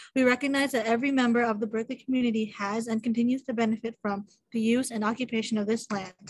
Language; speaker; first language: English; native; English